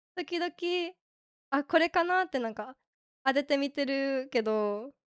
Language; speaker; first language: Japanese; early bilingual, heritage; Japanese